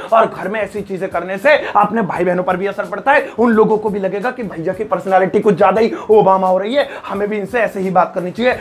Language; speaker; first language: Hindi; native; Hindi